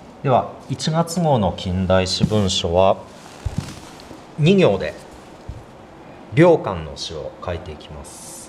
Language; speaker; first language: Japanese; native; Japanese